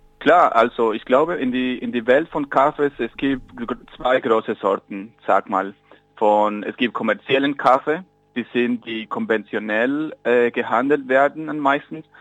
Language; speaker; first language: German; non-native, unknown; Spanish